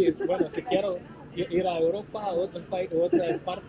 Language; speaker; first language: Spanish; non-native, fluent; Portuguese